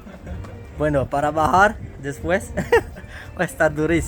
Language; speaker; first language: Spanish; non-native, learner; French